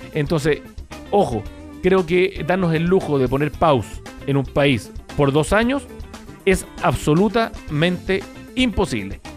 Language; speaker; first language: Spanish; native; Spanish